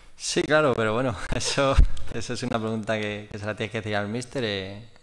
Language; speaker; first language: Spanish; native; Spanish